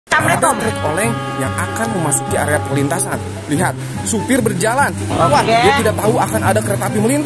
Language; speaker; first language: Indonesian; native; Indonesian